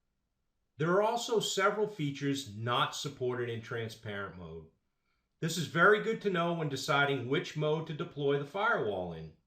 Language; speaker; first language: English; native; English